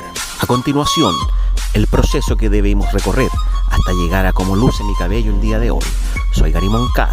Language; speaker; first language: Spanish; native; Spanish